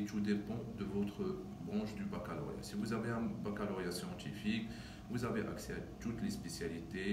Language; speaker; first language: French; non-native, local second language; Arabic